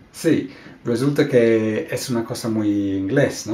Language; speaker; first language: Spanish; non-native, fluent; English